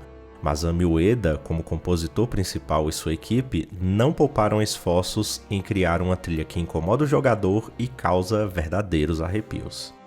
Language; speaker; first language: Portuguese; native; Portuguese